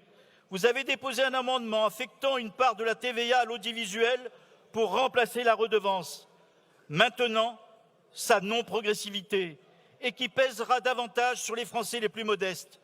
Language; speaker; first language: French; native; French